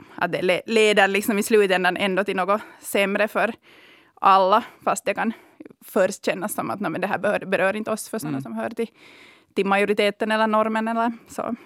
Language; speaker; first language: Swedish; native; Swedish